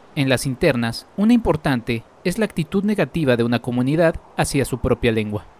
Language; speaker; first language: Spanish; native; Spanish